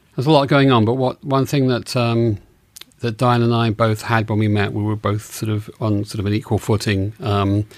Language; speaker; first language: English; native; English